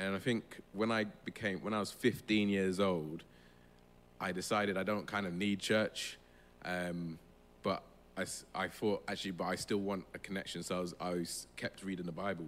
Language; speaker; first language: English; native; English